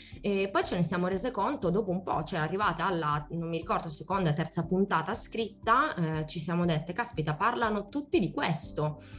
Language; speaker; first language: Italian; native; Italian